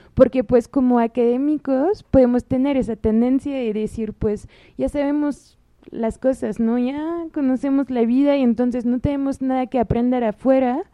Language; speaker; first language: Spanish; non-native, fluent; French